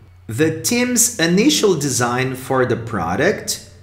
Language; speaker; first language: English; non-native, fluent; Portuguese